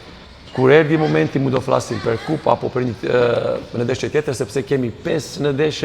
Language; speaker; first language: Albanian; non-native, learner; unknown